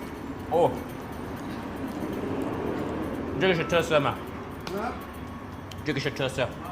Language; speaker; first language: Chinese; non-native, learner; English